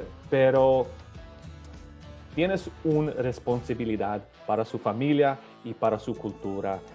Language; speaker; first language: Spanish; early bilingual, other home language; Serbian